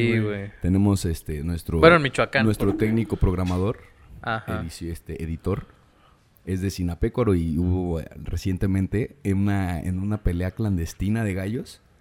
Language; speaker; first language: Spanish; native; Spanish